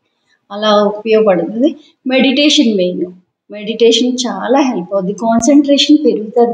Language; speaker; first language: Telugu; native; Telugu